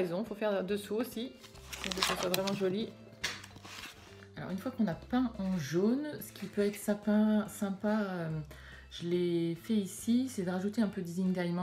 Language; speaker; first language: French; native; French